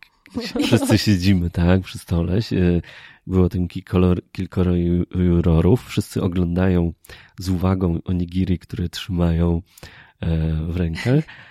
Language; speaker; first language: Polish; native; Polish